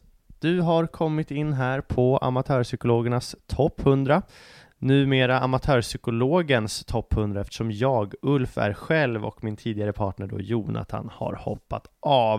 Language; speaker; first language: Swedish; native; Swedish